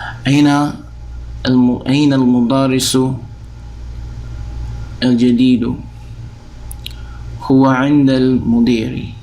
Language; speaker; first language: Arabic; non-native, fluent; English